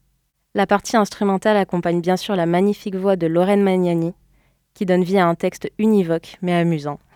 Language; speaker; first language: French; native; French